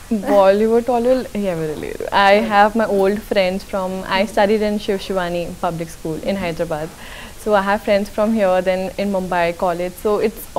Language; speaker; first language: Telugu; non-native, local second language; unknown